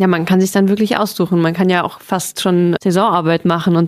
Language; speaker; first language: German; native; German